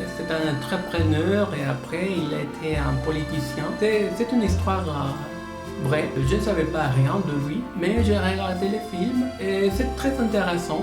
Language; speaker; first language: French; non-native, learner; Spanish